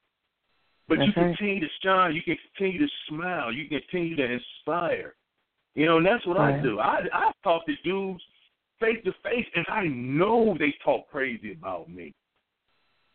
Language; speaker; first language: English; native; English